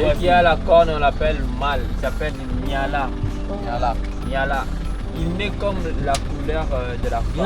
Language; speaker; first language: French; native; French